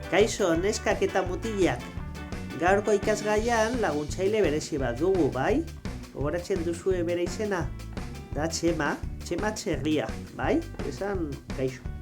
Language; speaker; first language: Basque; non-native, local second language; Spanish